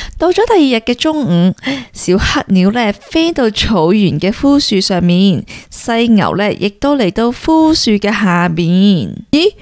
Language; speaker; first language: Cantonese; early bilingual, heritage; Cantonese